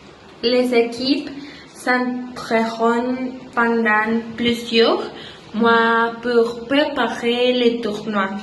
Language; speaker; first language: French; non-native, learner; Spanish